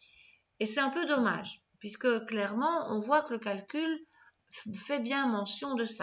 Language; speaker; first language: French; native; French